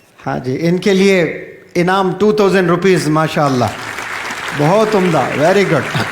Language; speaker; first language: Urdu; native; Urdu